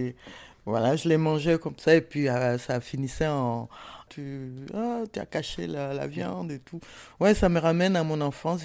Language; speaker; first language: French; non-native, local second language; Bambara